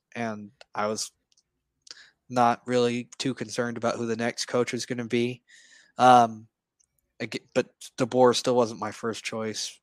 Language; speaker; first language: English; native; English